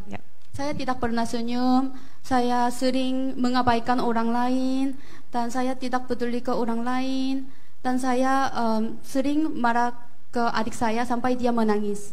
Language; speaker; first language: Indonesian; non-native, fluent; Korean